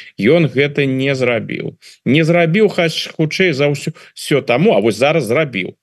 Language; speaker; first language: Belarusian; non-native, local second language; Russian